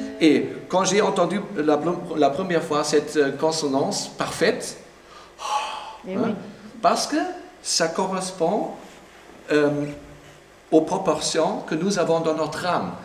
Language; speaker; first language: French; non-native, fluent; German